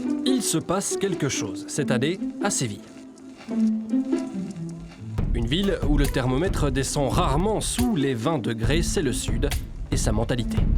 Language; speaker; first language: French; native; French